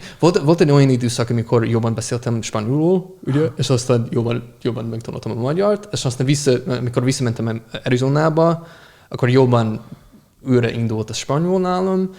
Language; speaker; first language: Hungarian; non-native, fluent; English